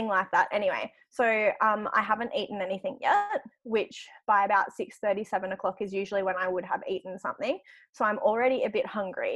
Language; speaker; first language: English; native; English